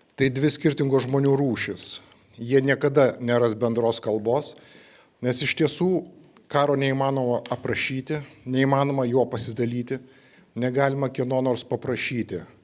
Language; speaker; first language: Lithuanian; native; Lithuanian